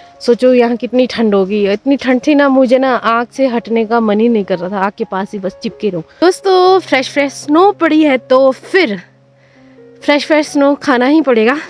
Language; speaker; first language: Hindi; non-native, local second language; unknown